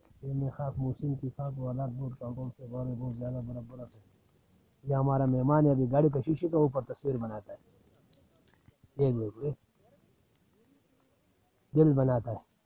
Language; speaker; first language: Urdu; non-native, local second language; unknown